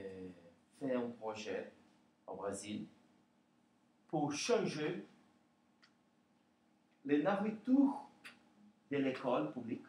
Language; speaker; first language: French; non-native, learner; Portuguese